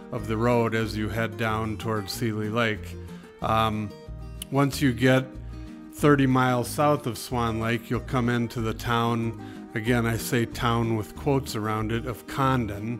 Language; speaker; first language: English; native; English